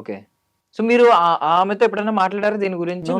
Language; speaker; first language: Telugu; native; Telugu